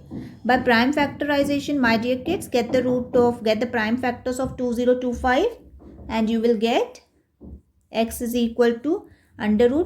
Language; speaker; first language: English; non-native, local second language; Hindi